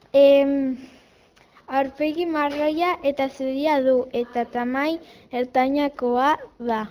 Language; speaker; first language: Basque; non-native, learner; Spanish